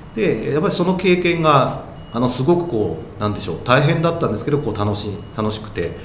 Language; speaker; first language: Japanese; native; Japanese